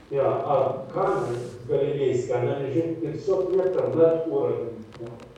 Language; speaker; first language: German; non-native, learner; Russian